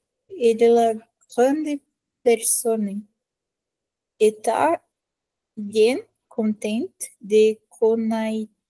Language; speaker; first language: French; non-native, learner; Portuguese